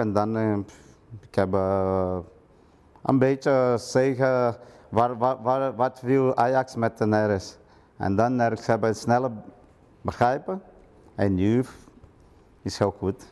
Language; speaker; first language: Dutch; non-native, learner; Portuguese